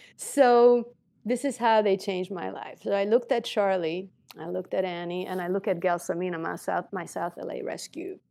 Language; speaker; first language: English; non-native, fluent; Romanian